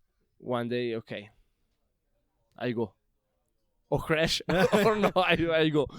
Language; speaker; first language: English; non-native, learner; Italian